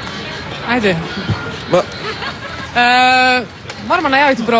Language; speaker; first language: Croatian; native; Croatian